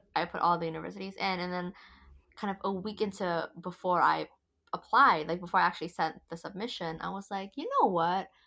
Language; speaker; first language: English; non-native, fluent; Indonesian